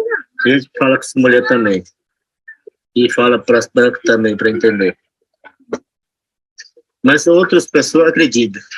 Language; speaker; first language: Portuguese; non-native, local second language; Yanomámi